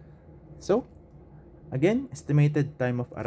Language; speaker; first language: English; non-native, local second language; Filipino